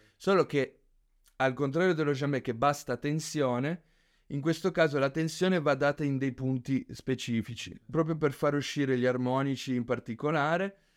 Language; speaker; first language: Italian; early bilingual, other home language; Spanish